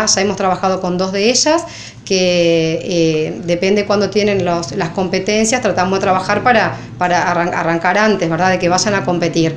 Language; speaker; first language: Spanish; native; Spanish